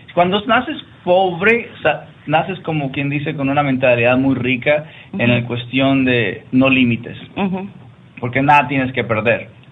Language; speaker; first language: Spanish; native; Spanish